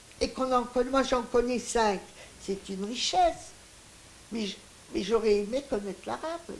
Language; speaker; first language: French; non-native, local second language; Greek